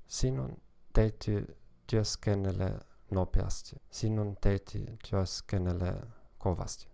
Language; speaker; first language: Finnish; non-native, learner; German